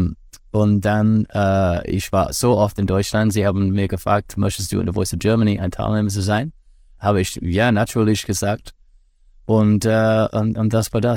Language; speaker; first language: German; non-native, learner; English